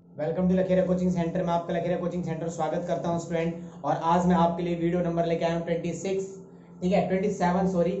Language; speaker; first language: Hindi; native; Hindi